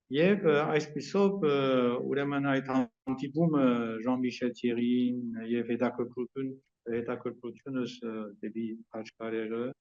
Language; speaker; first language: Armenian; early bilingual, heritage; Armenian